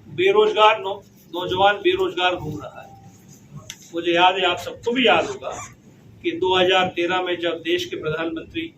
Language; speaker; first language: Hindi; native; Hindi